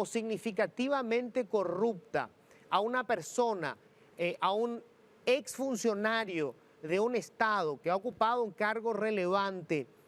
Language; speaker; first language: Spanish; native; Spanish